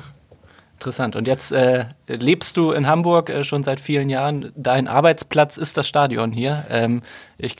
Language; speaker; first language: German; native; German